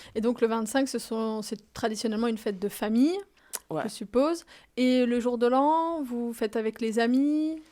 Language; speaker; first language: French; native; French